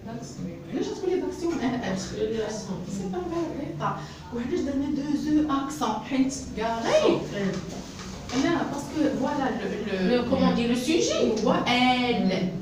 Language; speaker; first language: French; non-native, local second language; Arabic